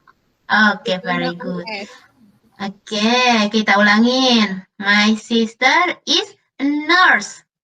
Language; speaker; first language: English; non-native, learner; Indonesian